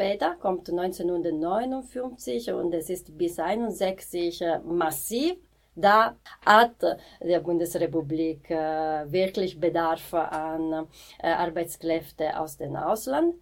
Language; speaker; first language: German; non-native, fluent; Italian